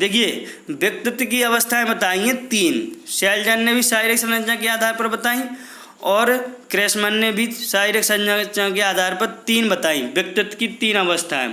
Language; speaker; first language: Hindi; native; Hindi